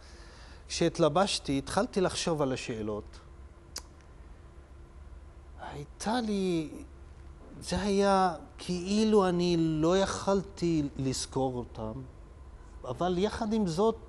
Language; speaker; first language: Hebrew; non-native, local second language; Arabic